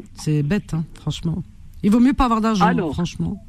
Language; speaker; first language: French; non-native, local second language; Arabic